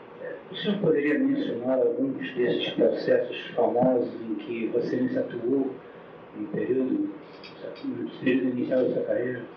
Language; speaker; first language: Portuguese; native; Portuguese